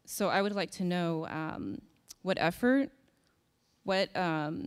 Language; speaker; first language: English; native; English